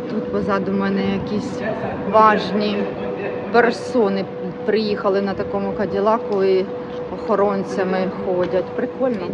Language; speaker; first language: Ukrainian; non-native, local second language; Russian